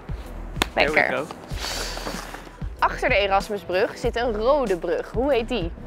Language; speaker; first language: Dutch; native; Dutch